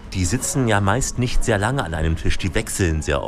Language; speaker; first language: German; native; German